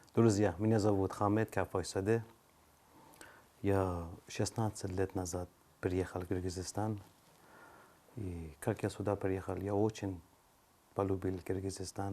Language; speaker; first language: Russian; non-native, learner; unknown